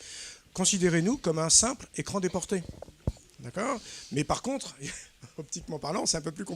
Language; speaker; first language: French; native; French